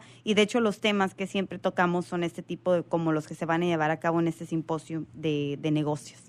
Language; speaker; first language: Spanish; native; Spanish